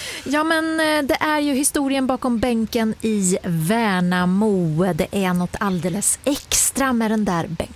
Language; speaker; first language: Swedish; native; Swedish